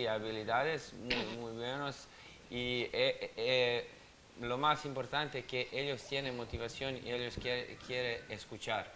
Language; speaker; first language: Spanish; non-native, learner; Serbian